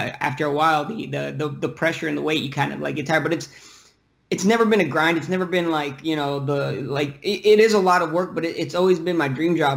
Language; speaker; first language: English; early bilingual, other home language; Russian